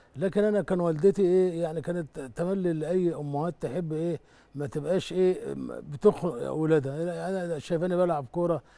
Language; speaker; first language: Arabic; native; Arabic